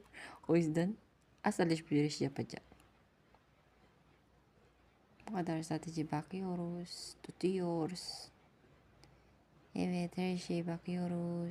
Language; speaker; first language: Turkish; non-native, learner; Filipino